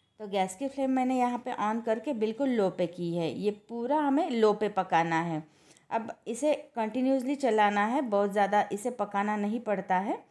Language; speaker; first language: Hindi; non-native, local second language; Marathi